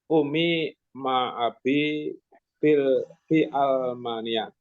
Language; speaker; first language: Arabic; non-native, learner; Indonesian